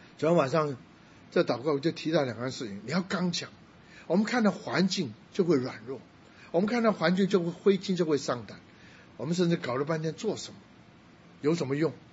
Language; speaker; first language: Chinese; non-native, local second language; Cantonese